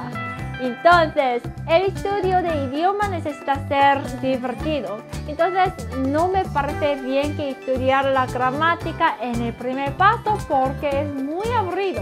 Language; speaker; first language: Spanish; non-native, fluent; Korean